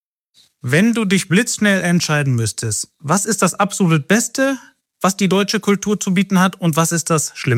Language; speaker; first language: German; native; German